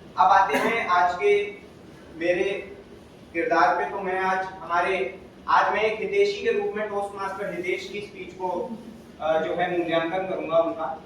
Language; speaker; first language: Hindi; native; Hindi